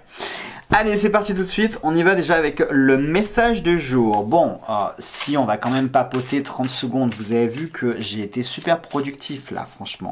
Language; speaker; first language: French; native; French